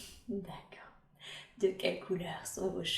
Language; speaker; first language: French; native; French